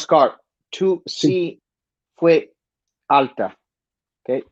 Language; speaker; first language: Spanish; non-native, learner; English